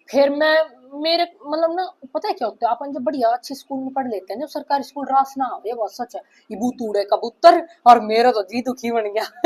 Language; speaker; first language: Hindi; native; Hindi